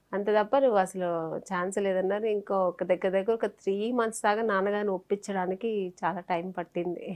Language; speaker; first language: Telugu; native; Telugu